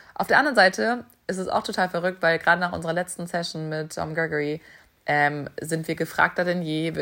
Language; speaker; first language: German; native; German